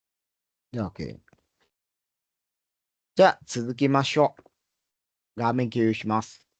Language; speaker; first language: Japanese; non-native, fluent; Nepali